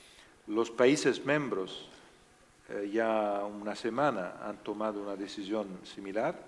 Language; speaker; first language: Spanish; non-native, learner; Italian